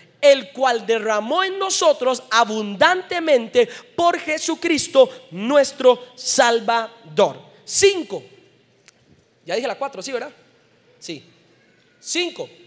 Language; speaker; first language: Spanish; native; Spanish